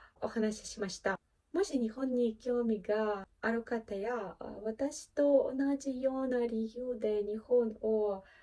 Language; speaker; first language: Japanese; non-native, fluent; Ukrainian